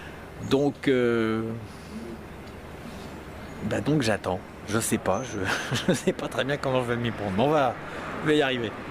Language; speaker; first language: French; native; French